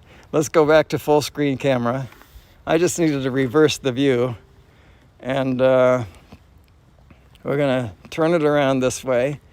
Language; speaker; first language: English; native; English